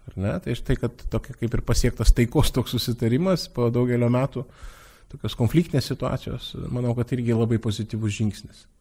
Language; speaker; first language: Lithuanian; native; Lithuanian